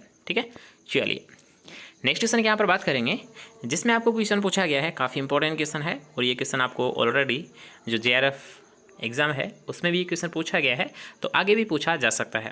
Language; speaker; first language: Hindi; native; Hindi